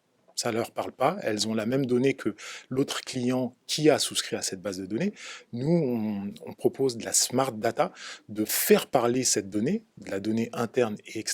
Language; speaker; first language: French; native; French